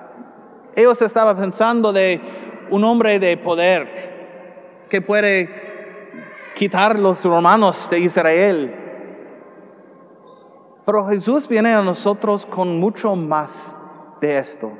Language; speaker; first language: Spanish; non-native, learner; English